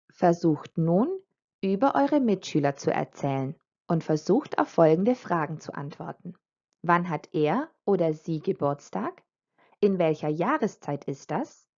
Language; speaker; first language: German; non-native, fluent; Croatian